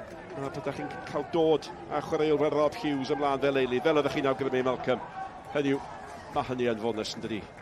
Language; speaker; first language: Welsh; native; Welsh